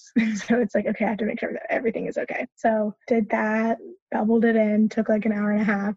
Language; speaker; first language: English; native; English